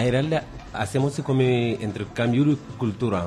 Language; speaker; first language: Spanish; non-native, learner; Bambara